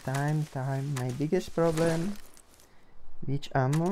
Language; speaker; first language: English; non-native, learner; Russian